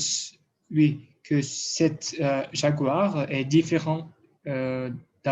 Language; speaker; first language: French; non-native, learner; Russian